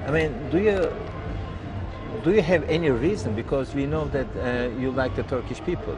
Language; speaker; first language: English; non-native, learner; Turkish